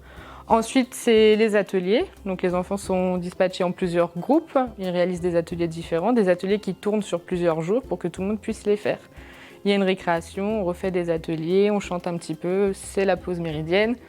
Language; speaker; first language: French; native; French